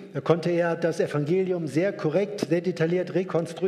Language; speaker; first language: German; native; German